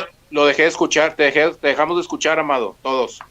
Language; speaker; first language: Spanish; native; Spanish